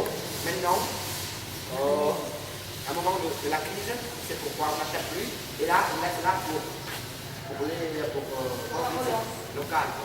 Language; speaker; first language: French; non-native, fluent; Vietnamese